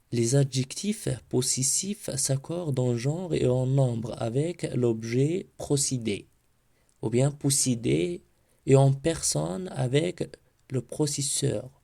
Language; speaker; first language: French; non-native, local second language; Arabic